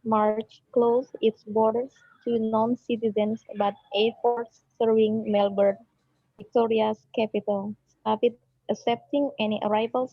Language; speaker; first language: English; non-native, learner; Indonesian